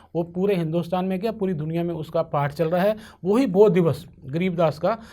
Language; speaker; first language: Hindi; non-native, local second language; Punjabi